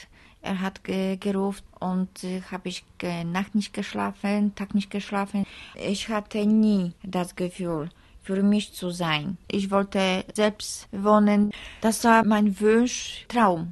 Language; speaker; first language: German; non-native, learner; Polish